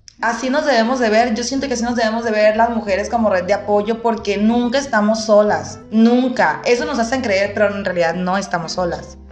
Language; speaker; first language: Spanish; native; Spanish